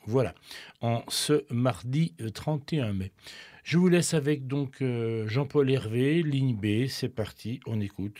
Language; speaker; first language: French; native; French